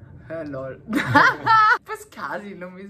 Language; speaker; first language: Spanish; non-native, fluent; German